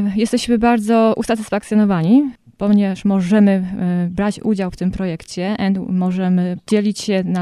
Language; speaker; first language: Polish; native; Polish